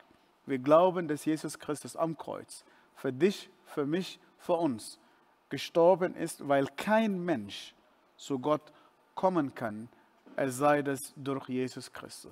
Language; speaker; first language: German; non-native, fluent; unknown